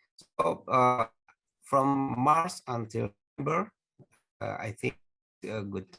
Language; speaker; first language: English; non-native, fluent; Indonesian